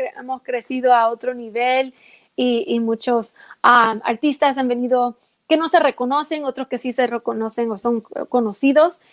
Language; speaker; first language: Spanish; early bilingual, heritage; Spanish